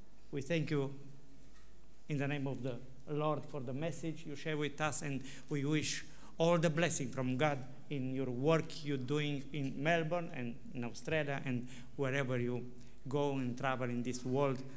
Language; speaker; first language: English; non-native, fluent; Romanian